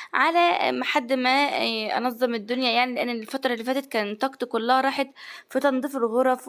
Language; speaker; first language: Arabic; native; Arabic